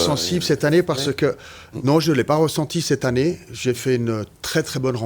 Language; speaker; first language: French; native; French